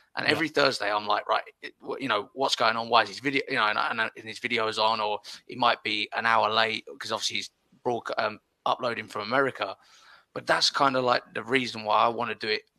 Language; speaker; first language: English; early bilingual, other home language; Spanish